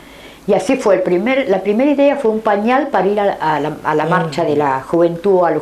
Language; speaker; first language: Spanish; native; Spanish